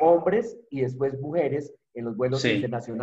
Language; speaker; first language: Spanish; native; Spanish